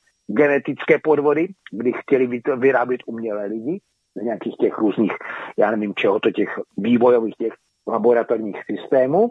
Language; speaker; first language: Czech; native; Czech